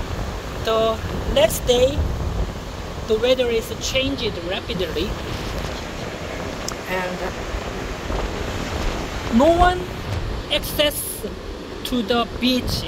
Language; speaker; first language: English; non-native, learner; Korean